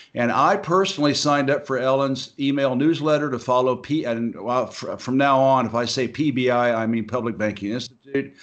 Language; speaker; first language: English; native; English